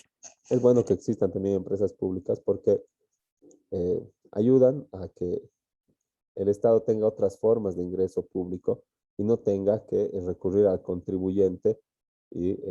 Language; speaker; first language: Spanish; native; Spanish